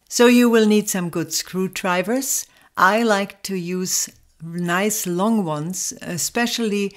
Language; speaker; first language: English; non-native, fluent; German